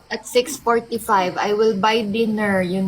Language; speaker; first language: English; non-native, learner; Filipino